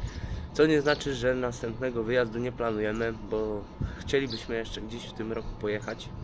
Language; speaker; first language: Polish; native; Polish